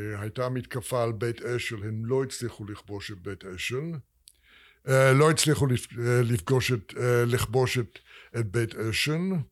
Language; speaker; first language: Hebrew; non-native, fluent; English